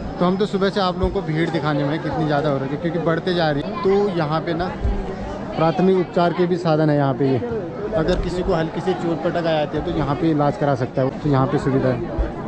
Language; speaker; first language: Hindi; native; Hindi